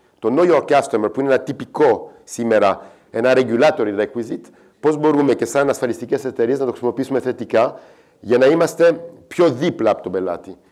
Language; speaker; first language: Greek; non-native, fluent; French